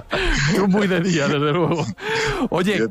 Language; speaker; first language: Spanish; native; Spanish